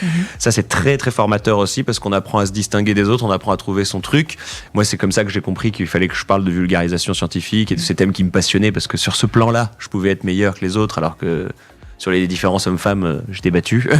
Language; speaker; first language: French; native; French